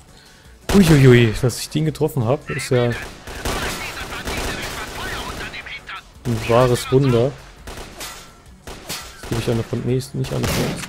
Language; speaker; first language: German; native; German